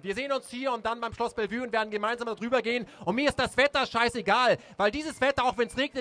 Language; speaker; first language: German; native; German